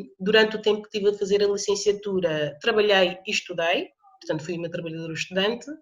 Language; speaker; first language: Portuguese; early bilingual, other home language; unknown